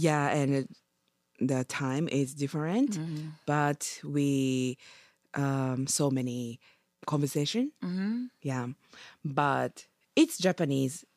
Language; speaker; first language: English; non-native, learner; Japanese